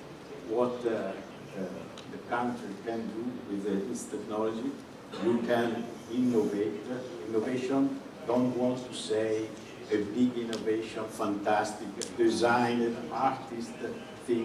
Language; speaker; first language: English; non-native, fluent; Italian